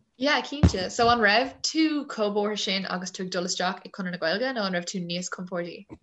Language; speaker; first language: Irish; non-native, local second language; English